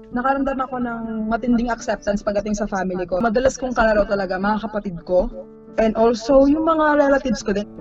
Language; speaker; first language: Filipino; native; Filipino